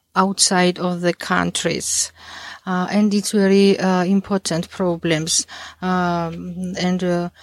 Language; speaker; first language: English; non-native, learner; Mingrelian